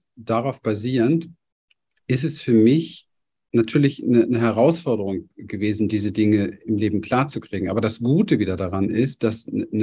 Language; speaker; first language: German; native; German